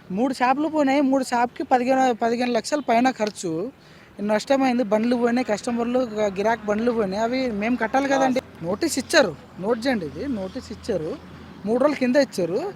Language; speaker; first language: Telugu; native; Telugu